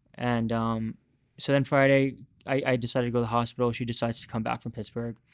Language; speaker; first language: English; native; English